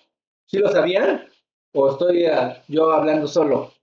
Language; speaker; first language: Spanish; native; Spanish